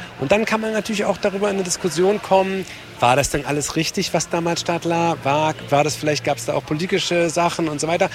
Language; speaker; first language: German; native; German